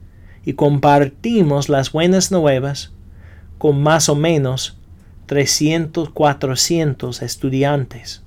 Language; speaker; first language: Spanish; non-native, fluent; English